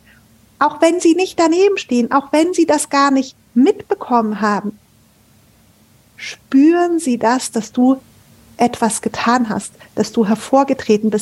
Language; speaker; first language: German; native; German